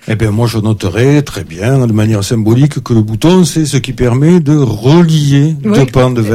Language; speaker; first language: French; native; French